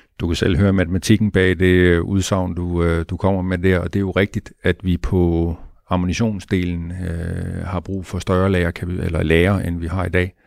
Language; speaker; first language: Danish; native; Danish